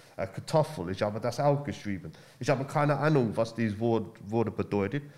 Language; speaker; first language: German; non-native, learner; English